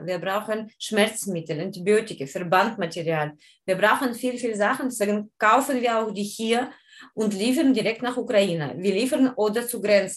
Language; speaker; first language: German; non-native, learner; Ukrainian